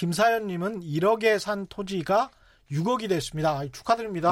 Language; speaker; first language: Korean; native; Korean